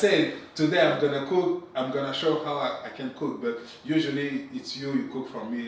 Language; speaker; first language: English; non-native, learner; French